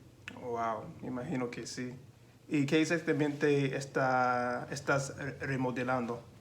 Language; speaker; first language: Spanish; non-native, learner; English